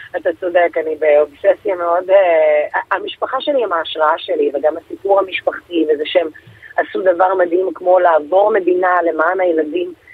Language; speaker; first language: Hebrew; early bilingual, other home language; Russian